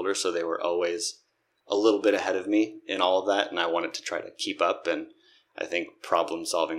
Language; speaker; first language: English; native; English